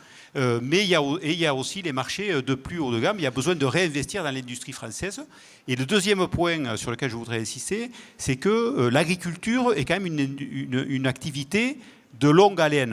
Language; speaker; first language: French; native; French